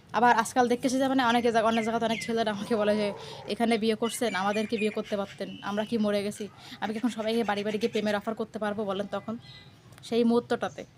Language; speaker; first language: Bangla; native; Bangla